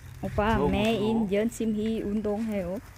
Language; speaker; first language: Korean; non-native, learner; Vietnamese